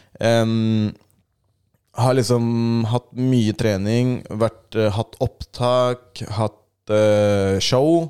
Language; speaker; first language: Norwegian; native; Norwegian